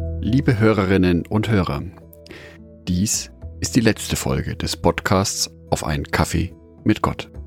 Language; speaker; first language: German; native; German